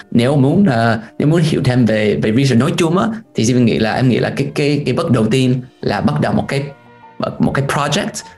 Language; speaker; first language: Vietnamese; non-native, fluent; English